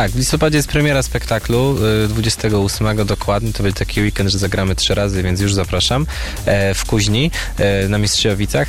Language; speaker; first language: Polish; native; Polish